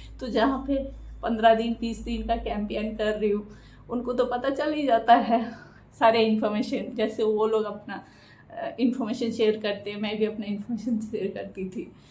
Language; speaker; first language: Hindi; non-native, local second language; Bangla